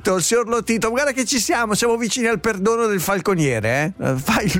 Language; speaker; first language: Italian; native; Italian